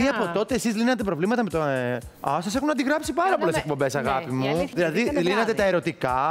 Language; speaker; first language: Greek; native; Greek